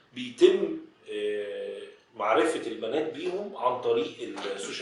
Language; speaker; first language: Arabic; native; Arabic